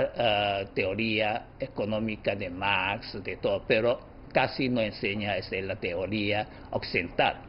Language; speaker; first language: Spanish; non-native, fluent; Chinese